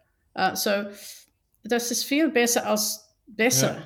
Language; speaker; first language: German; non-native, fluent; English